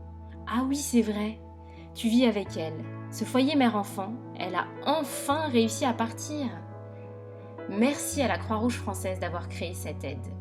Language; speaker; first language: French; native; French